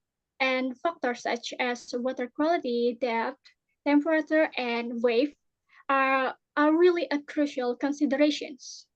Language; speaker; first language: English; non-native, fluent; Indonesian